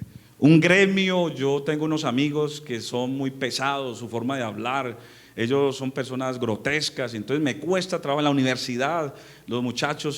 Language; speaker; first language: Spanish; native; Spanish